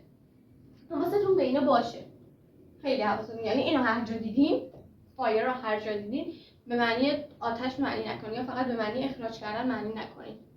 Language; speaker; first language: Persian; native; Persian